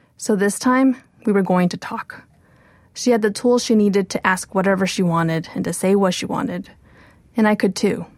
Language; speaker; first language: English; early bilingual, other home language; Chinese